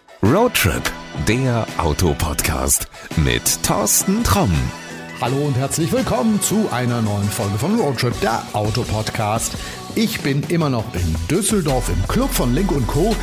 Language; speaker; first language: German; native; German